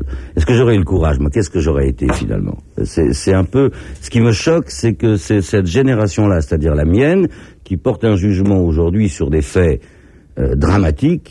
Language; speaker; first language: French; native; French